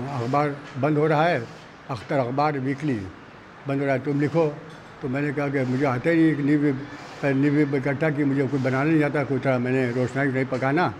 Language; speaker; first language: Urdu; native; Urdu